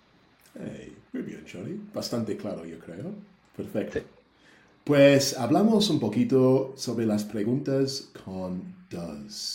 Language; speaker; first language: Spanish; non-native, fluent; English